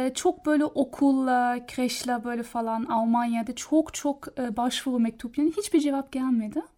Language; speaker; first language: Turkish; non-native, learner; German